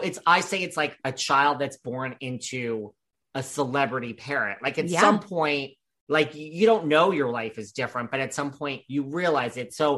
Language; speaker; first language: English; native; English